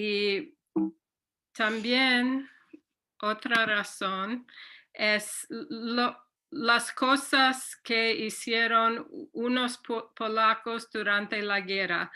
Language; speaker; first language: Spanish; non-native, fluent; English